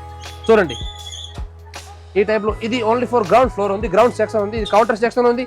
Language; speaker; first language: Telugu; non-native, local second language; Urdu